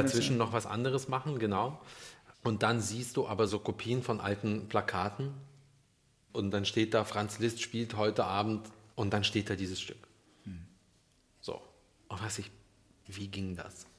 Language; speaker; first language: German; early bilingual, other home language; Russian